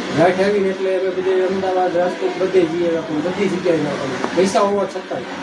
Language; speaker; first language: Gujarati; non-native, local second language; Marwari